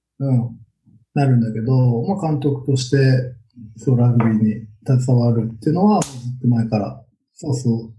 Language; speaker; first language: Japanese; native; Japanese